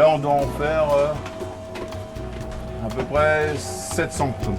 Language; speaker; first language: French; native; French